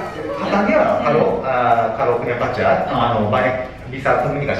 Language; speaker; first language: Indonesian; non-native, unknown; Japanese